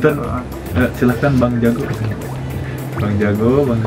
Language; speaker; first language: Indonesian; native; Indonesian